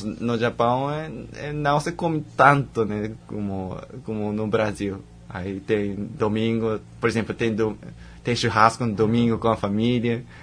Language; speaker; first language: Portuguese; non-native, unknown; Japanese